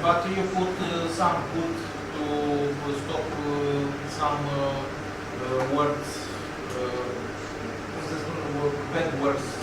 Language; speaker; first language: English; non-native, learner; Romanian